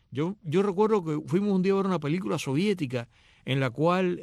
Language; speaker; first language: Spanish; native; Spanish